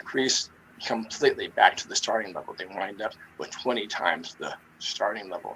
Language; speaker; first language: English; native; English